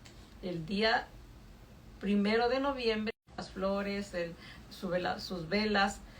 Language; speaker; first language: Spanish; native; Spanish